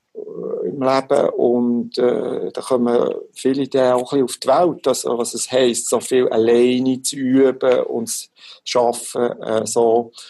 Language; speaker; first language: German; native; German